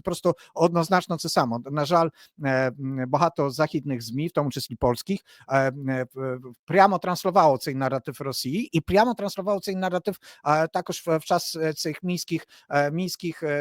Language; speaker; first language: Polish; non-native, learner; Ukrainian